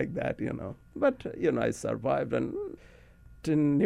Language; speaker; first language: English; non-native, local second language; Bangla